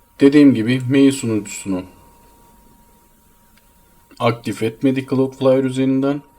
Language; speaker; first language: Turkish; native; Turkish